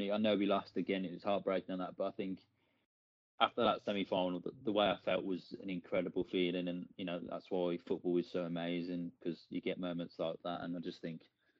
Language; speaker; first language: English; native; English